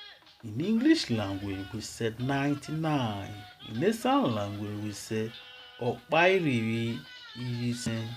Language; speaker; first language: English; non-native, local second language; Esan